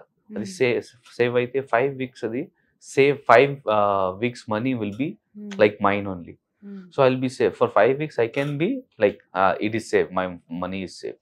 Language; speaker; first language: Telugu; non-native, local second language; Hindi